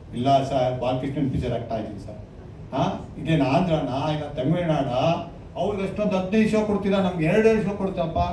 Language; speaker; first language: Kannada; native; Kannada